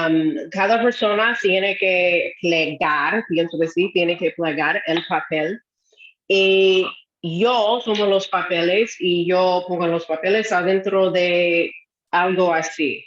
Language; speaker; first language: Spanish; non-native, fluent; English